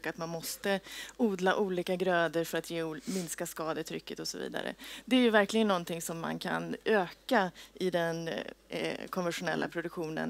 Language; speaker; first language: Swedish; native; Swedish